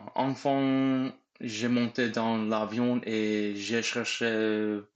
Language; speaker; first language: French; non-native, learner; English